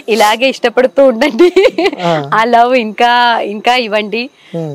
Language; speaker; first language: Telugu; non-native, fluent; Malayalam